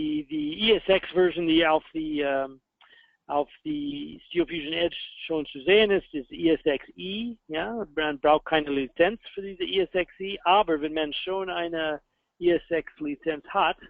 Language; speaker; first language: German; non-native, fluent; English